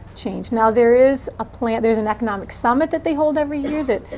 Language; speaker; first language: English; native; English